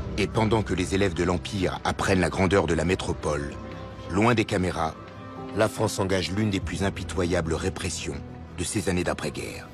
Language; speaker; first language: French; native; French